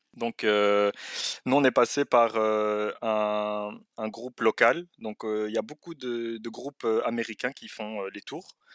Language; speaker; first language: French; early bilingual, other home language; Arabic